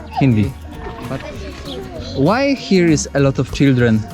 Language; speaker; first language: English; non-native, learner; Polish